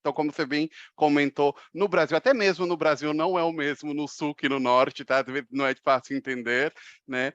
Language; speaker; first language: Portuguese; native; Portuguese